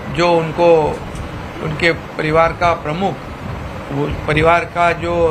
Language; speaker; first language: Hindi; non-native, local second language; Marathi